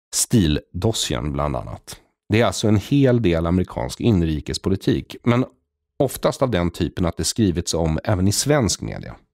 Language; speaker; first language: Swedish; native; Swedish